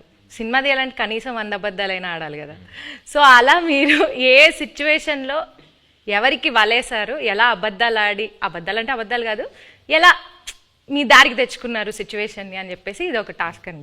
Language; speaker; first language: Telugu; native; Telugu